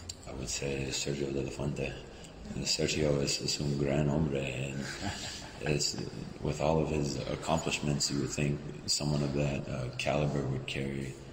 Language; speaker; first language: English; native; English